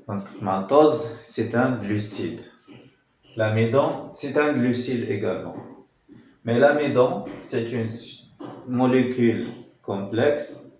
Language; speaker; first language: French; non-native, local second language; Arabic